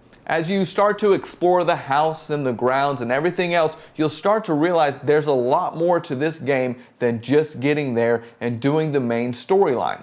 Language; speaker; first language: English; native; English